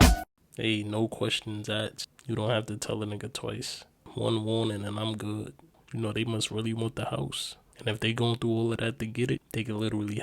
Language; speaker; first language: English; native; English